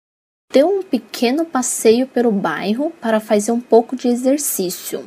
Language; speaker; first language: Portuguese; non-native, fluent; Chinese